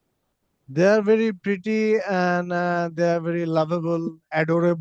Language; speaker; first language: English; non-native, fluent; Bangla